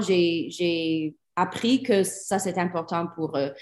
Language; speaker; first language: French; non-native, learner; English